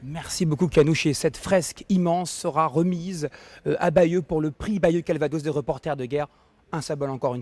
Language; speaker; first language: French; native; French